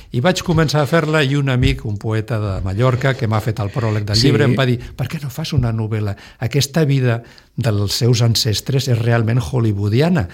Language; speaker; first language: Catalan; non-native, local second language; Spanish